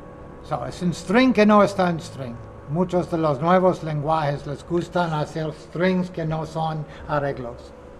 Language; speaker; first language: Spanish; non-native, fluent; English